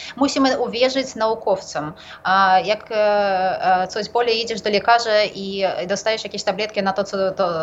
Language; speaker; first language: Polish; non-native, fluent; Ukrainian